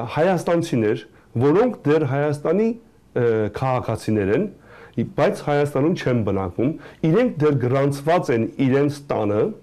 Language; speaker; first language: Armenian; early bilingual, heritage; Armenian